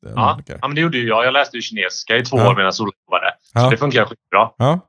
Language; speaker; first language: Swedish; early bilingual, heritage; Bosnian